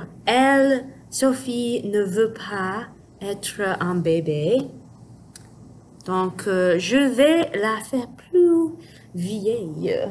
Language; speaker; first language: French; non-native, fluent; English